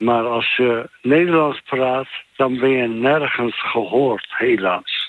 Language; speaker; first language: Dutch; non-native, fluent; Turkish